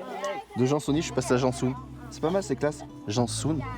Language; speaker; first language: French; native; French